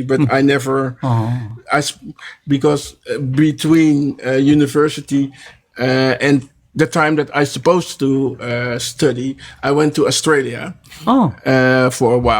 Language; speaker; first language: English; non-native, fluent; Dutch